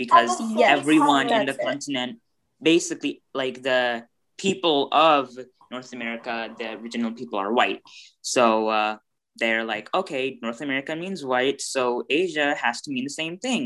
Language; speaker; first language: English; early bilingual, other home language; Bangla